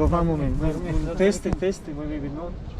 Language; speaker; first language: English; non-native, learner; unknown